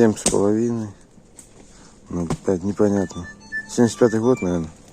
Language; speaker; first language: Russian; native; Russian